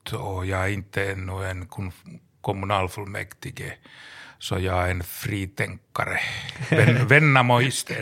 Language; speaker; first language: Swedish; non-native, learner; Finnish